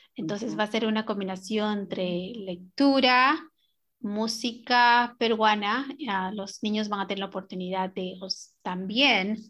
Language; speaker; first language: Spanish; native; Spanish